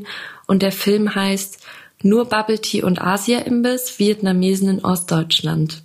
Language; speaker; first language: German; native; German